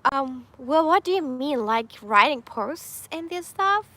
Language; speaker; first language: English; non-native, fluent; Persian